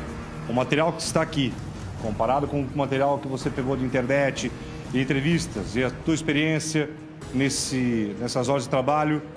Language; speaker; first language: Portuguese; native; Portuguese